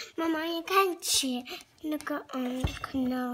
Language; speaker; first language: Chinese; native; Chinese